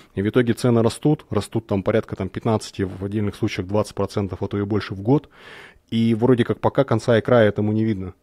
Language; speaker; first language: Russian; native; Russian